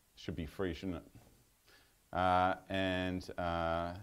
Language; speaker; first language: English; native; English